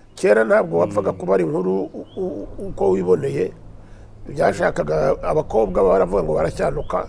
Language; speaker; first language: Kinyarwanda; early bilingual, heritage; Kinyarwanda